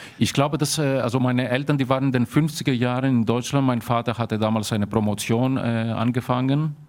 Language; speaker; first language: German; early bilingual, heritage; German